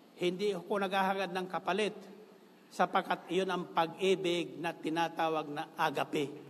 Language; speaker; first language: Filipino; non-native, local second language; Bikol